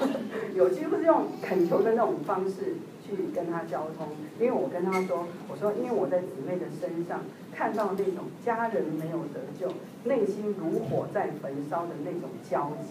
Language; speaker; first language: Chinese; native; Chinese